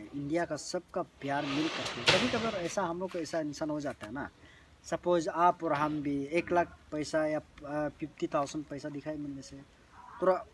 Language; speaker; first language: Hindi; non-native, local second language; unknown